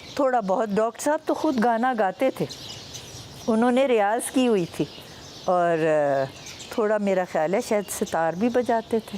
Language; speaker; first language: Urdu; non-native, local second language; Punjabi